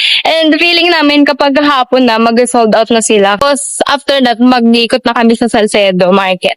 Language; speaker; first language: Filipino; native; Filipino